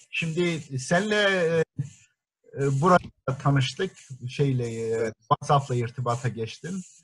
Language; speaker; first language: Turkish; native; Turkish